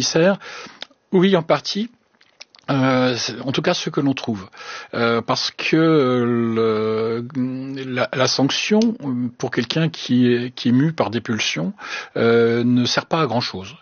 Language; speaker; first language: French; native; French